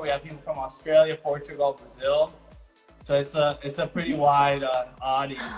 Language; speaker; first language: English; non-native, fluent; Portuguese